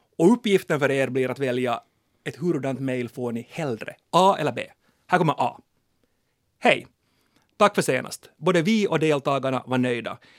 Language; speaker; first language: Swedish; native; Swedish